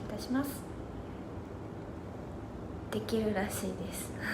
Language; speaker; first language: Japanese; non-native, fluent; Korean